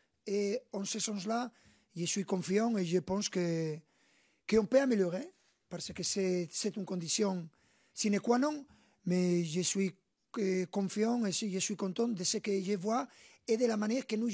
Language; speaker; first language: French; non-native, fluent; Spanish